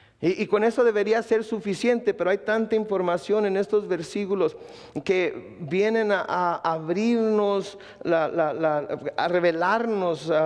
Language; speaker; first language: Spanish; native; Spanish